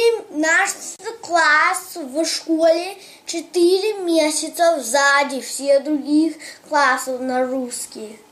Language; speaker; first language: Russian; early bilingual, heritage; English